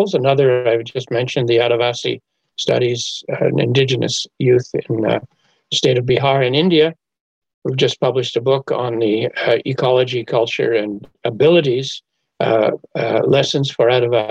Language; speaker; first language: English; native; English